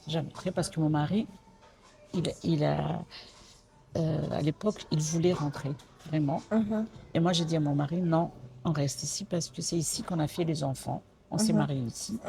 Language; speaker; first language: French; non-native, local second language; Malagasy